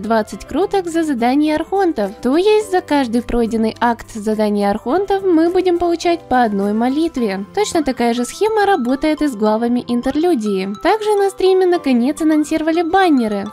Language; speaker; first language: Russian; native; Russian